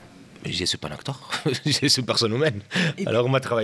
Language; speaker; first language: French; non-native, learner; Catalan